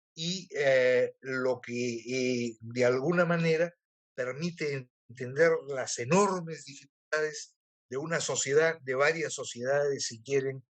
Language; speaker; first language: Spanish; native; Spanish